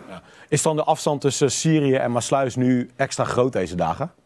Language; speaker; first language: Dutch; native; Dutch